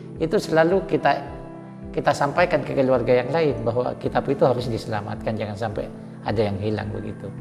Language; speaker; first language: Indonesian; non-native, local second language; Madurese